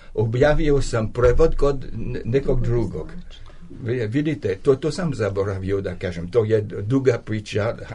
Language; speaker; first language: Serbian; non-native, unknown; French